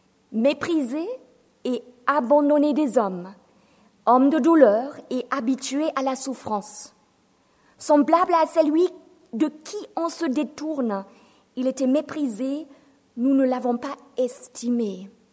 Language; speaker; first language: French; non-native, fluent; German